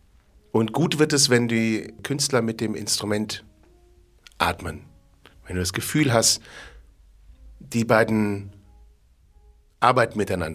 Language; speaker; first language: German; native; German